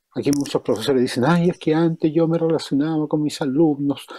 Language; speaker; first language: Spanish; native; Spanish